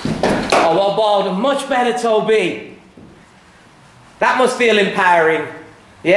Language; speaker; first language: English; native; English